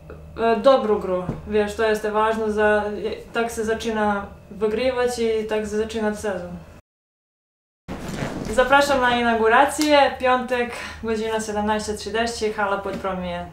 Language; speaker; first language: Polish; non-native, learner; Serbian